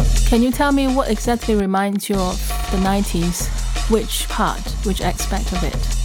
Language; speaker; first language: English; non-native, fluent; Chinese